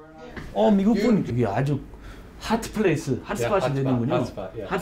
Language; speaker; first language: Korean; non-native, fluent; English